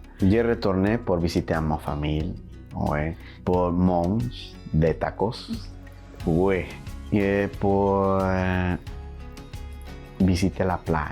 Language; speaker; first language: French; non-native, learner; Spanish